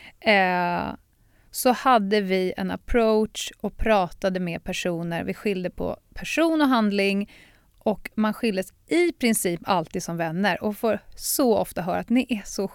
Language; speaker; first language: Swedish; native; Swedish